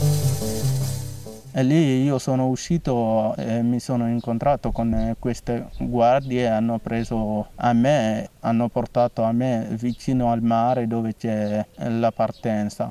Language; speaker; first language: Italian; non-native, fluent; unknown